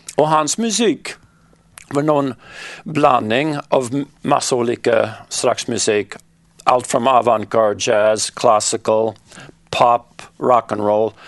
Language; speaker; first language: Swedish; non-native, fluent; English